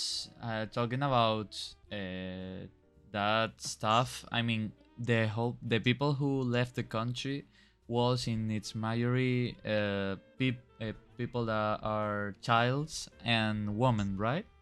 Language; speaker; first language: English; non-native, fluent; Spanish